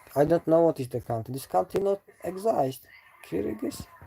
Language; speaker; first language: English; non-native, learner; Polish